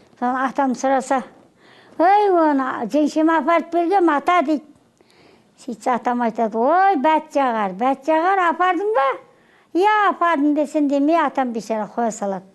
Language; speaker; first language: Kazakh; native; Kazakh